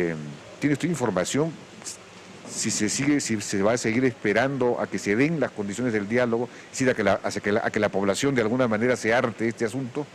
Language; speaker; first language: Spanish; native; Spanish